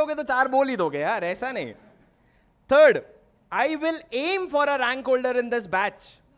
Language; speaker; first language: Hindi; non-native, local second language; Odia